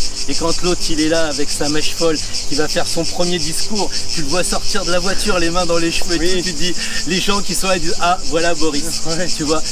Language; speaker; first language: French; native; French